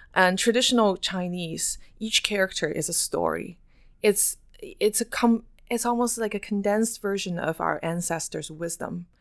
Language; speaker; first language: English; non-native, fluent; Chinese